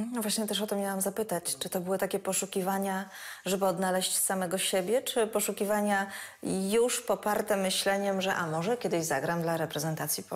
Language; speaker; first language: Polish; native; Polish